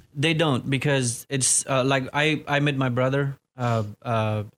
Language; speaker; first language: English; non-native, fluent; Persian